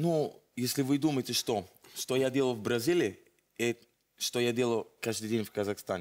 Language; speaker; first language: Russian; non-native, learner; Italian